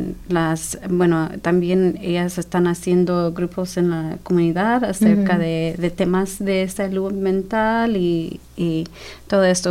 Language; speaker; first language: Spanish; early bilingual, heritage; Spanish